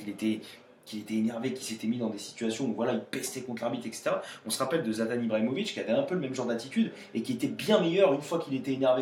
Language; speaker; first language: French; native; French